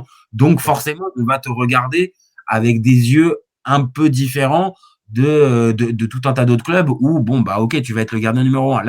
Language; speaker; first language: French; native; French